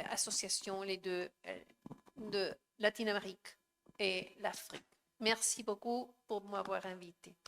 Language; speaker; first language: French; non-native, fluent; Spanish